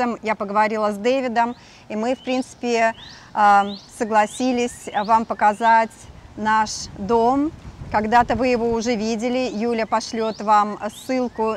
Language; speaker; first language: Russian; native; Russian